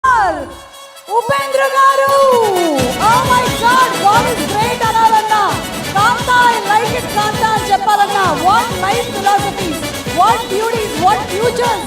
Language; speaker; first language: Telugu; native; Telugu